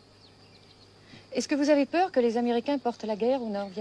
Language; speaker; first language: French; native; French